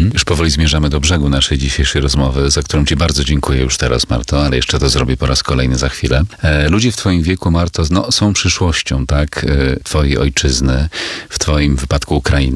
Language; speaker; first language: Polish; native; Polish